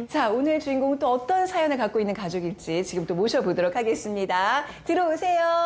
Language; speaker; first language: Korean; native; Korean